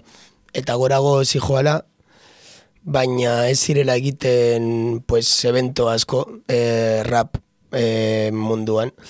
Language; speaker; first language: Basque; non-native, local second language; Spanish